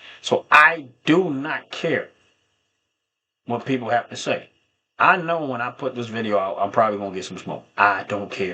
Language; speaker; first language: English; native; English